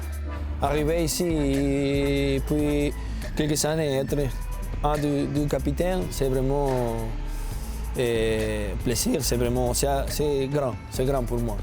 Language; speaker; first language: French; non-native, learner; Spanish